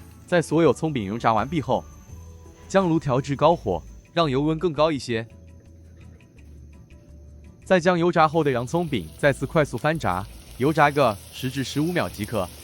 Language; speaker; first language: Chinese; native; Chinese